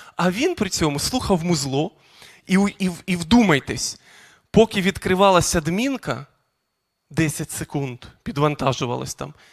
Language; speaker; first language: Ukrainian; non-native, local second language; Russian